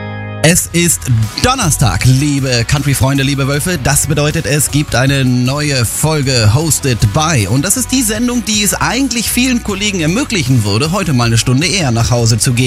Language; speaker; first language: German; native; German